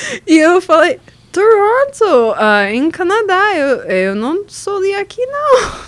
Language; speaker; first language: Portuguese; non-native, learner; English